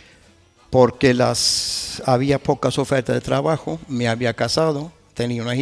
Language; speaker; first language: Spanish; non-native, fluent; Swedish